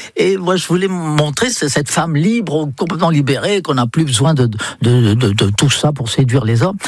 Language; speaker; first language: French; non-native, fluent; English